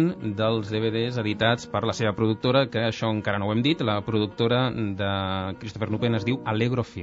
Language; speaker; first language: Catalan; native; Catalan